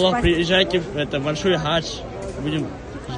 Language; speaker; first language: Russian; non-native, local second language; Uzbek